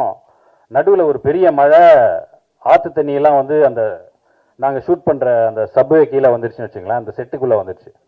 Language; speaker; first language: Tamil; native; Tamil